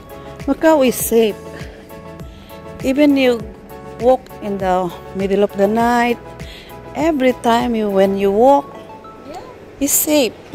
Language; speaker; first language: English; non-native, local second language; Filipino